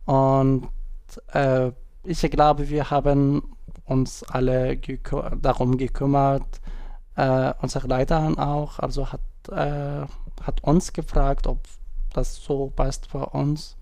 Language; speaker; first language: German; non-native, learner; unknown